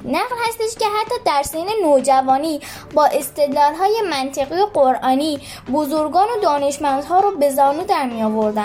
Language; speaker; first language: Persian; native; Persian